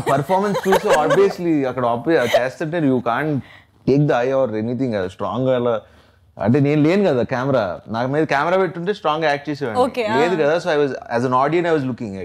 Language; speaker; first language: Telugu; native; Telugu